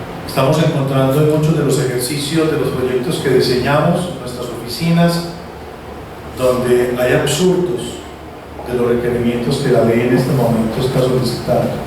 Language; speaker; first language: Spanish; native; Spanish